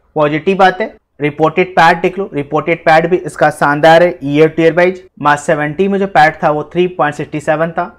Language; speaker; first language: Hindi; native; Hindi